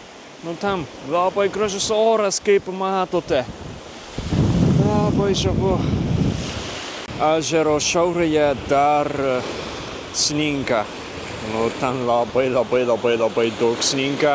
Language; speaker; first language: Lithuanian; non-native, fluent; Japanese